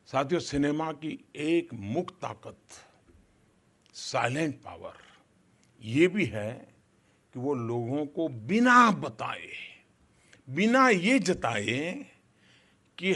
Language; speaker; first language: Hindi; non-native, local second language; Gujarati